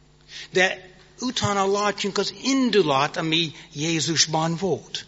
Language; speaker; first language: Hungarian; non-native, fluent; English